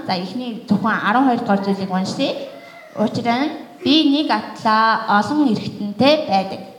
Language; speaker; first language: Mongolian; native; Mongolian